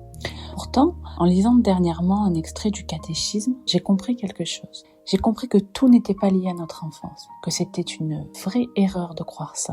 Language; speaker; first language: French; native; French